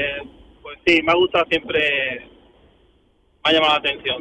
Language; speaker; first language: Spanish; native; Spanish